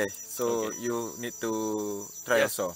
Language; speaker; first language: English; non-native, learner; Malay